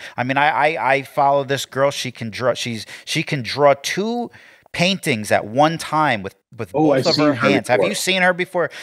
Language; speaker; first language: English; native; English